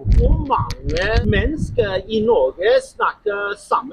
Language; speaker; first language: Norwegian; non-native, learner; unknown